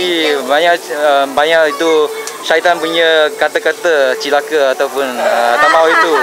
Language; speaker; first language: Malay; non-native, local second language; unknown